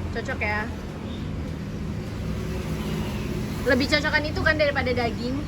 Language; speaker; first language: Indonesian; native; Indonesian